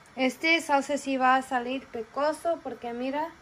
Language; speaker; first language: Spanish; early bilingual, other home language; English